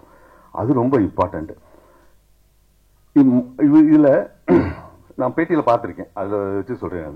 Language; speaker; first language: Tamil; native; Tamil